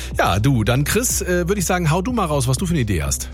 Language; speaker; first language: German; native; German